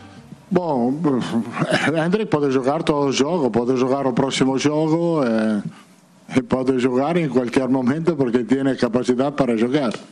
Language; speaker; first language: Portuguese; non-native, fluent; Italian